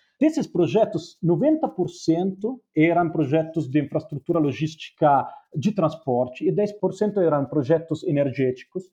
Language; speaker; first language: Portuguese; non-native, fluent; Spanish